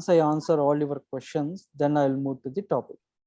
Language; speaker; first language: English; non-native, local second language; Telugu